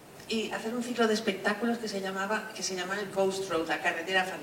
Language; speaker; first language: Spanish; native; Spanish